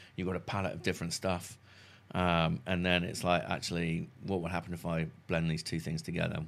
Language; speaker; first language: English; native; English